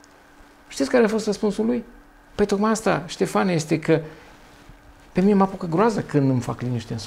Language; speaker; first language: Romanian; native; Romanian